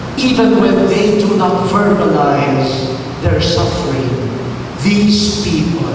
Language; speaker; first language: English; non-native, local second language; Filipino